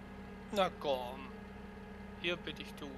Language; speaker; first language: German; native; German